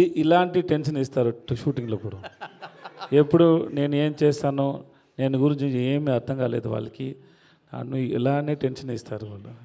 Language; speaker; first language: Telugu; non-native, learner; Tamil